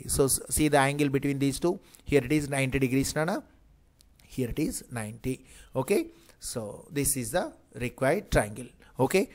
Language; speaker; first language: English; non-native, local second language; Telugu